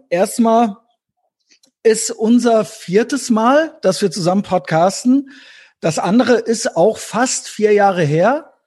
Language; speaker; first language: German; native; German